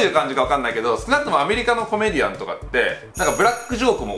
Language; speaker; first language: Japanese; native; Japanese